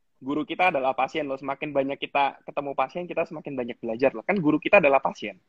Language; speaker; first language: Indonesian; native; Indonesian